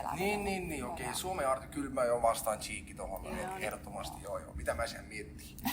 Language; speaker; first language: Finnish; early bilingual, other home language; Estonian